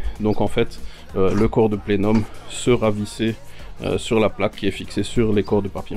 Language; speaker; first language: French; native; French